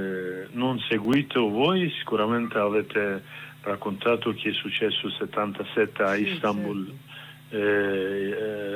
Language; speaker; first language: Italian; non-native, learner; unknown